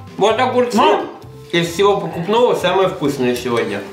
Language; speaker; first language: Russian; native; Russian